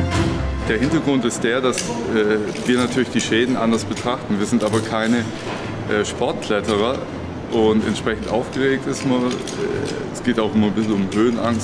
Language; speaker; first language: German; native; German